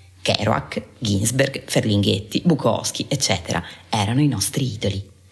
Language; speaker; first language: Italian; native; Italian